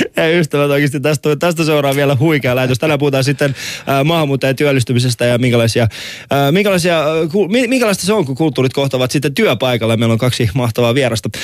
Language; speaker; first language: Finnish; early bilingual, other home language; Persian